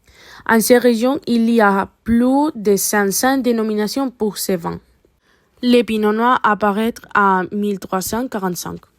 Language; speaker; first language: French; non-native, learner; Spanish